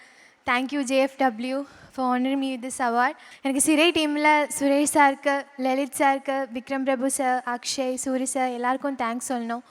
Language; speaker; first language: Tamil; non-native, local second language; Malayalam